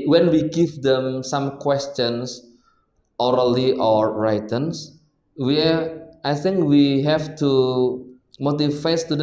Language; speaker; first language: English; non-native, learner; Indonesian